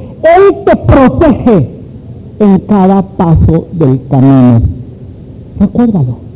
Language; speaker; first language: Spanish; native; Spanish